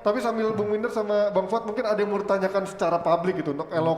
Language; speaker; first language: Indonesian; native; Indonesian